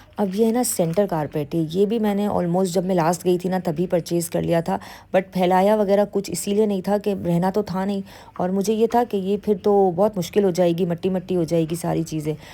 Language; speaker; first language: Urdu; native; Urdu